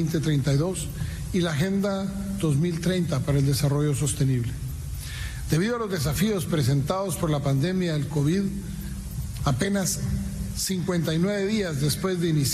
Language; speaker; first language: Spanish; native; Spanish